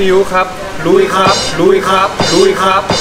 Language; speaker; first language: Thai; non-native, fluent; Korean